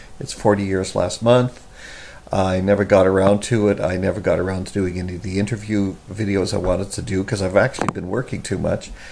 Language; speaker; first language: English; native; English